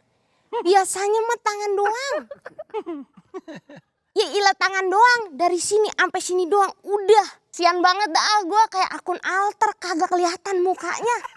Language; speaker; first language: Indonesian; native; Indonesian